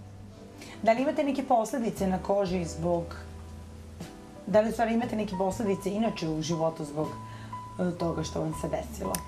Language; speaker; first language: Serbian; native; Serbian